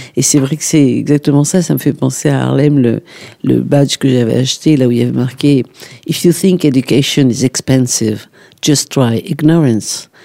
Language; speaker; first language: French; native; French